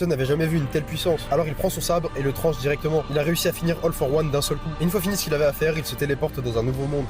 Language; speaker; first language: French; native; French